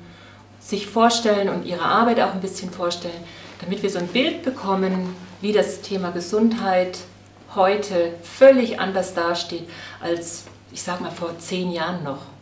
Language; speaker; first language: German; native; German